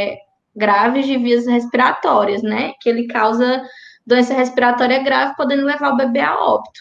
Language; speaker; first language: Portuguese; native; Portuguese